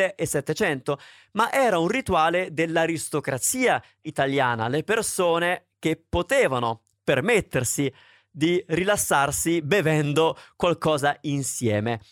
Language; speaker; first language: Italian; native; Italian